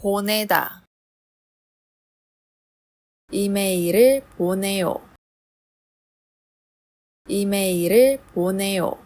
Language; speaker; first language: Korean; non-native, fluent; Chinese